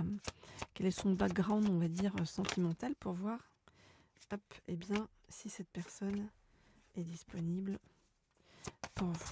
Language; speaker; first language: French; native; French